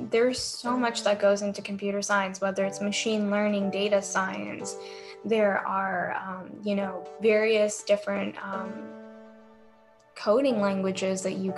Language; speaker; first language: English; native; English